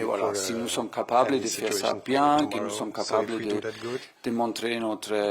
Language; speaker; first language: French; non-native, fluent; German